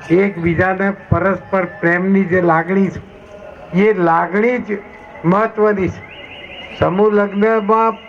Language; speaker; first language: Gujarati; native; Gujarati